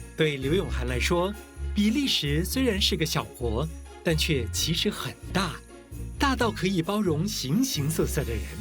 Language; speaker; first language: Chinese; native; Chinese